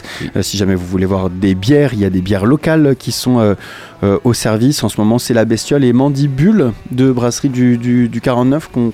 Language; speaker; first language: French; native; French